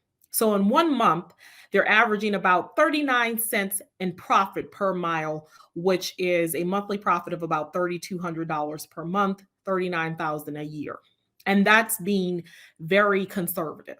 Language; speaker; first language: English; native; English